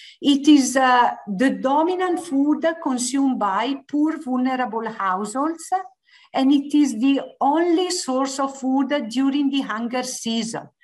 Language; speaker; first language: English; non-native, fluent; Italian